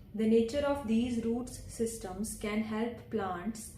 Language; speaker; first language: English; non-native, local second language; Punjabi